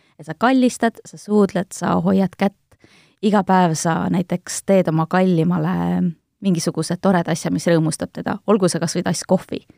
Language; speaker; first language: Estonian; native; Estonian